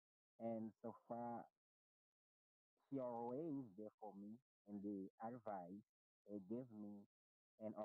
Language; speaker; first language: English; non-native, learner; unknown